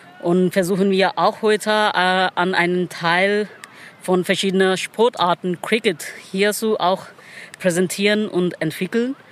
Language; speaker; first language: German; non-native, learner; Pashto